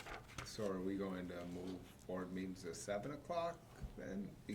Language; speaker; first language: English; native; English